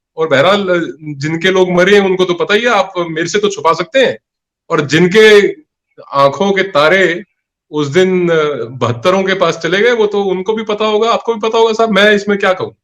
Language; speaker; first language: Hindi; non-native, local second language; Punjabi